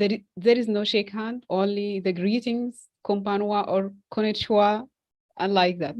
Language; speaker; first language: English; non-native, fluent; Arabic